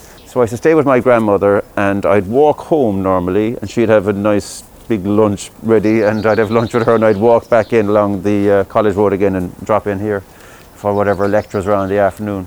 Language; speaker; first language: English; native; English